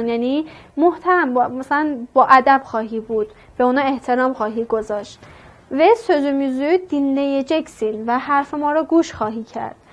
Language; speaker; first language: Turkish; non-native, learner; Persian